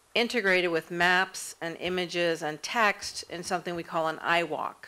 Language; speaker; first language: English; native; English